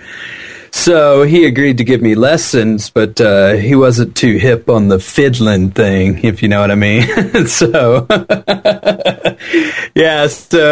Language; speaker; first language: English; native; English